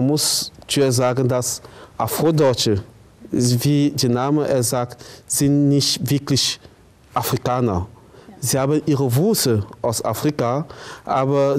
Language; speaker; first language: German; non-native, fluent; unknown